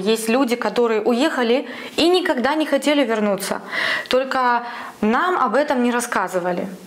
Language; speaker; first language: Russian; native; Russian